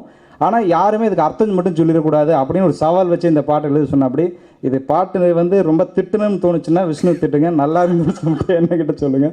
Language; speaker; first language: Tamil; native; Tamil